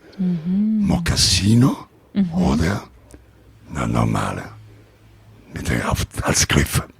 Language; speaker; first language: German; non-native, learner; Italian